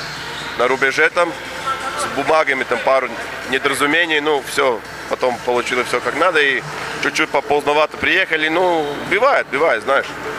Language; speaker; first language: Russian; non-native, fluent; Latvian